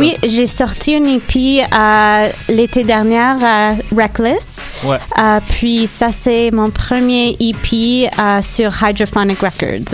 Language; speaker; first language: French; non-native, local second language; English